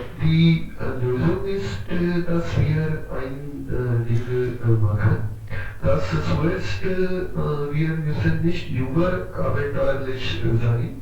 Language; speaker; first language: German; non-native, learner; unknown